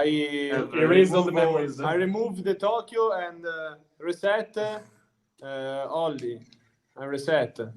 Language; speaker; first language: English; non-native, learner; Italian